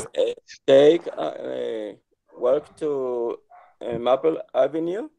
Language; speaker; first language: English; non-native, learner; Spanish